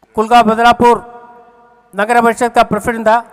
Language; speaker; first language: Hindi; non-native, local second language; Malayalam